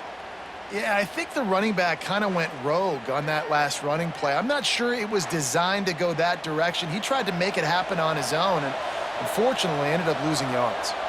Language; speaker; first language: English; native; English